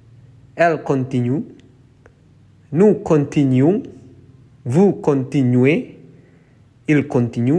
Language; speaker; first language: French; non-native, fluent; Indonesian